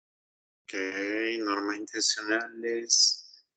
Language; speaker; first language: Spanish; native; Spanish